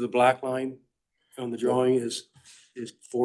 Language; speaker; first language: English; native; English